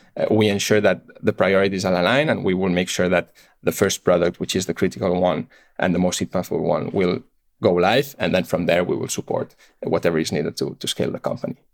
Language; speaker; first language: English; non-native, fluent; Catalan